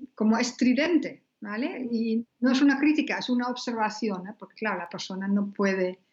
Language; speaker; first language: Spanish; non-native, fluent; Dutch